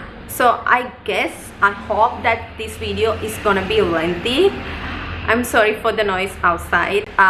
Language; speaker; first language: English; non-native, local second language; Sinhala